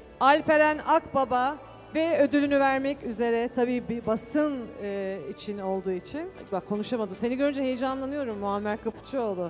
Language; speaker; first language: Turkish; native; Turkish